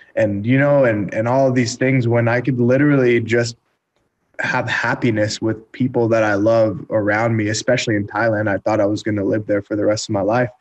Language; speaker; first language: English; native; English